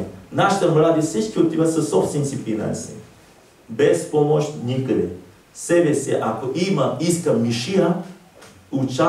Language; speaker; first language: Bulgarian; non-native, learner; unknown